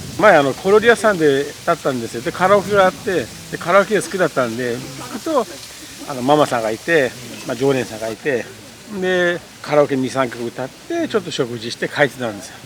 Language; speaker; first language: Japanese; non-native, fluent; Persian